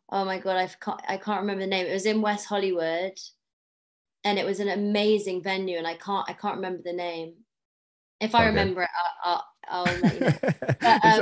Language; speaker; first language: English; native; English